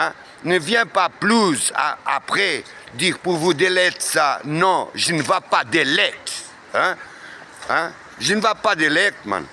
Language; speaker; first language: French; non-native, learner; Portuguese